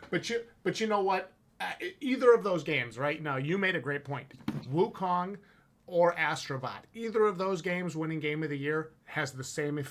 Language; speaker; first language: English; native; English